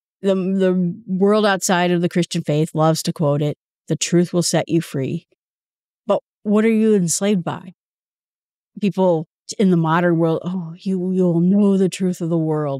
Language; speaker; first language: English; native; English